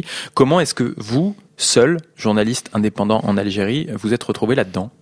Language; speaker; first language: French; native; French